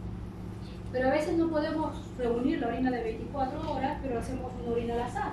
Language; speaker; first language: Spanish; native; Spanish